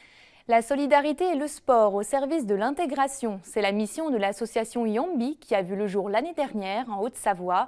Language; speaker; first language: French; native; French